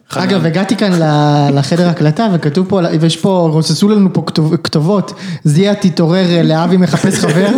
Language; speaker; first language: Hebrew; native; Hebrew